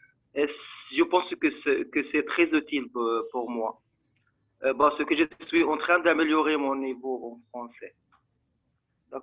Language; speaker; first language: French; non-native, fluent; Arabic